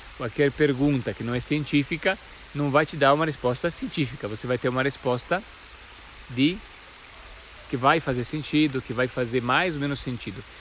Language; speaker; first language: Portuguese; non-native, fluent; Italian